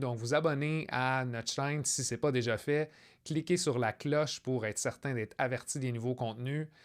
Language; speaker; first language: French; native; French